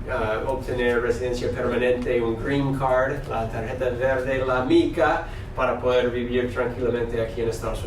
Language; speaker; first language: Spanish; non-native, fluent; English